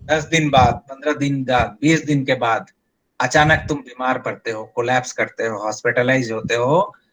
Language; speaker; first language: Hindi; non-native, local second language; Bangla